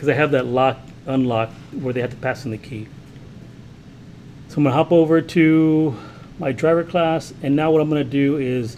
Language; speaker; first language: English; native; English